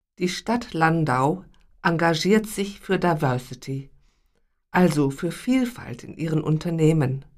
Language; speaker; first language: German; native; German